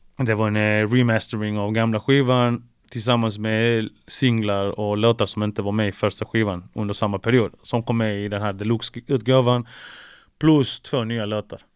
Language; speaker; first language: Swedish; early bilingual, other home language; Spanish